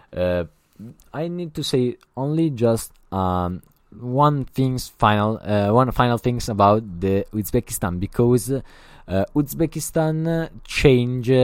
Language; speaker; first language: English; non-native, learner; Italian